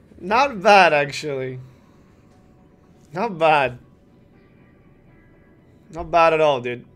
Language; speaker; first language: English; non-native, fluent; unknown